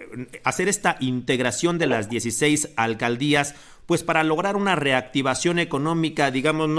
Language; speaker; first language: Spanish; native; Spanish